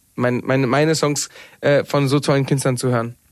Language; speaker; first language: German; non-native, fluent; Spanish